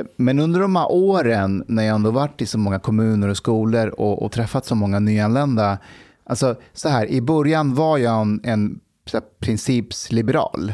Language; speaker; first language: Swedish; early bilingual, other home language; Persian